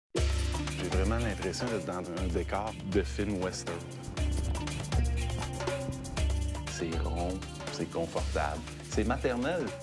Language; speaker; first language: French; native; French